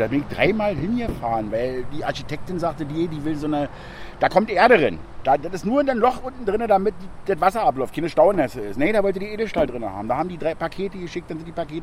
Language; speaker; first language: German; native; German